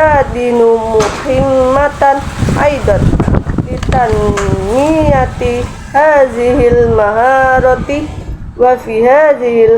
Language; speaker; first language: Arabic; non-native, learner; Indonesian